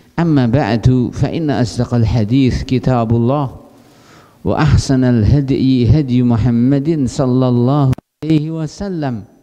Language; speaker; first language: Arabic; non-native, fluent; Javanese